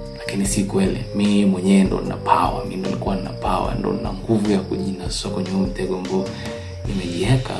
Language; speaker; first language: Swahili; native; Swahili